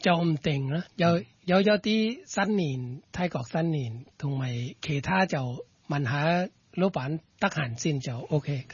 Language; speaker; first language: Cantonese; non-native, fluent; Thai